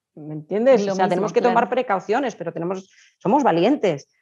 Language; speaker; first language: Spanish; native; Spanish